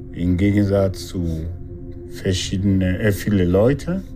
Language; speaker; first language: German; non-native, fluent; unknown